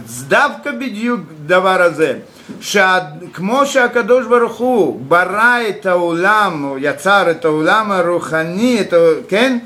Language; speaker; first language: Hebrew; non-native, fluent; Russian